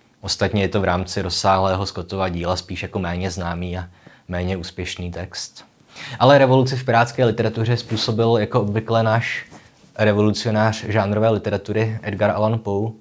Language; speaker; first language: Czech; native; Czech